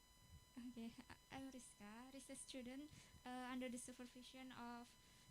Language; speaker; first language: English; non-native, fluent; Indonesian